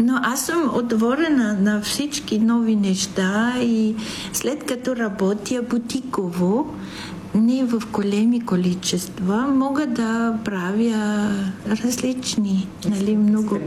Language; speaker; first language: Bulgarian; non-native, fluent; Italian